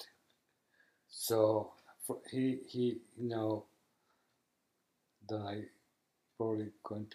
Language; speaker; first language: English; non-native, learner; Spanish